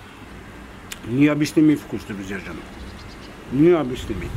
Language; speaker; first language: Russian; non-native, fluent; Armenian